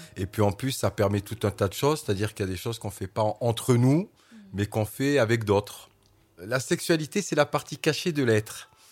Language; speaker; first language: French; native; French